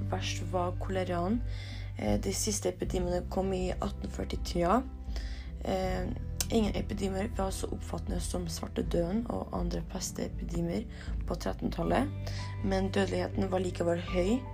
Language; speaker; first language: Norwegian; early bilingual, other home language; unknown